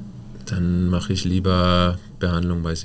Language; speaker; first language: German; non-native, fluent; Danish